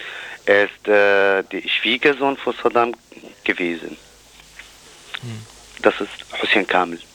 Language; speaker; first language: German; non-native, fluent; Kurdish